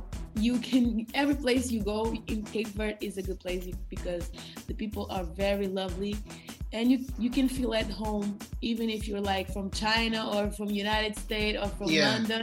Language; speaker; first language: English; non-native, learner; Kabuverdianu